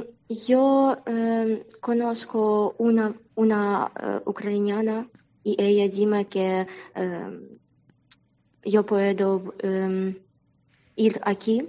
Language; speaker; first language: Spanish; non-native, learner; Ukrainian